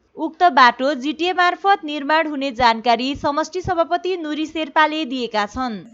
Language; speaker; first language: Nepali; native; Nepali